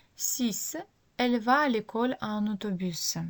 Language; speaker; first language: French; non-native, fluent; Ukrainian